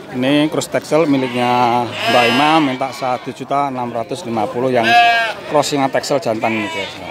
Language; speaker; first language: Indonesian; non-native, local second language; Javanese